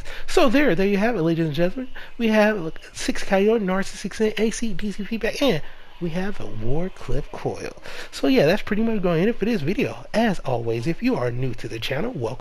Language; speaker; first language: English; native; English